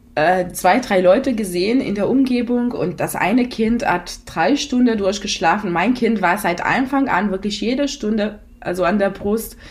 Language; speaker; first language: German; non-native, fluent; Italian